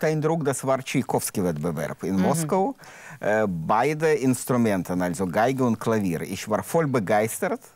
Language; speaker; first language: German; non-native, learner; Russian